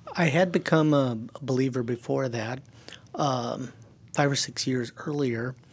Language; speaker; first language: English; early bilingual, other home language; German